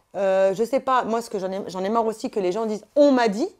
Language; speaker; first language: French; native; French